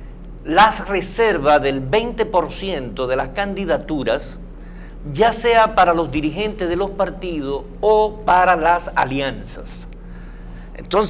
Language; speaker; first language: Spanish; native; Spanish